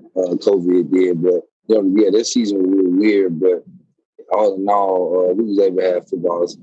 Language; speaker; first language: English; native; English